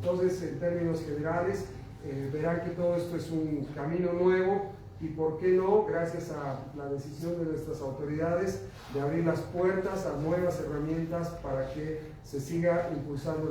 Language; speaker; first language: Spanish; native; Spanish